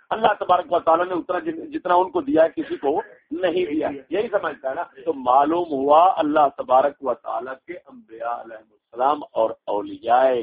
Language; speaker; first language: Urdu; non-native, local second language; Punjabi